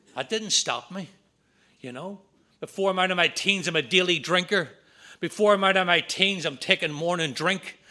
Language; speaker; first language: English; native; English